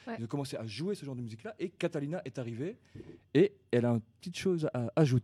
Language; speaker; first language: French; native; French